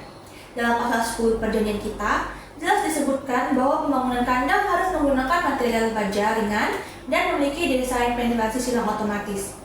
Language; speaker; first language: Indonesian; native; Indonesian